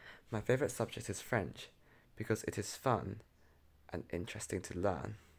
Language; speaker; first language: English; native; English